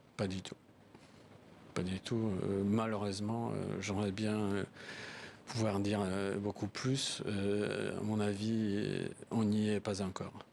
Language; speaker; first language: French; non-native, fluent; Polish